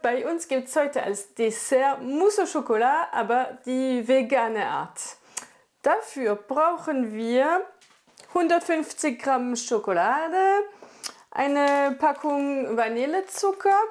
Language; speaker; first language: German; non-native, fluent; French